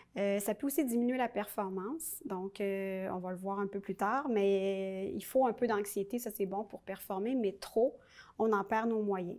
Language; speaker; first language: French; native; French